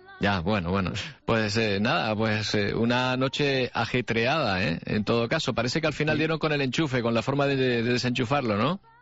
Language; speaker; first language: Spanish; native; Spanish